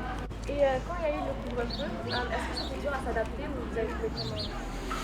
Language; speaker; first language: French; native; French